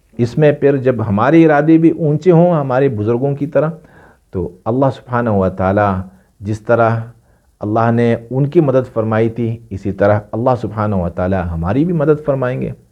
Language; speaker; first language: Urdu; non-native, local second language; Pashto